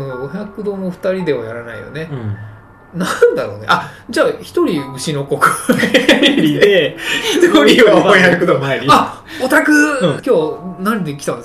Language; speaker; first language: Japanese; native; Japanese